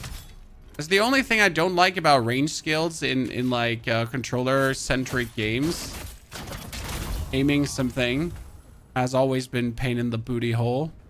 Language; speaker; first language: English; non-native, fluent; German